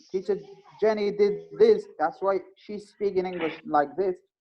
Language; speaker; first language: English; non-native, fluent; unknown